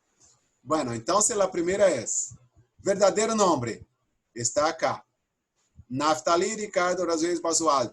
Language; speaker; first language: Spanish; non-native, fluent; Portuguese